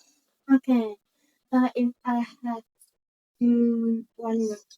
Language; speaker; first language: English; non-native, learner; Indonesian